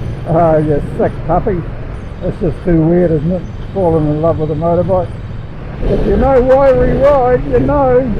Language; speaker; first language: English; native; English